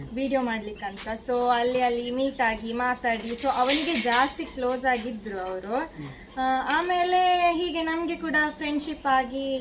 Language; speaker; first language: Kannada; non-native, local second language; Tulu